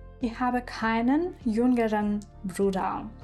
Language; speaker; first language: German; non-native, fluent; Ukrainian